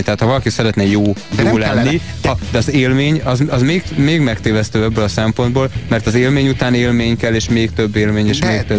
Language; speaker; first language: Hungarian; native; Hungarian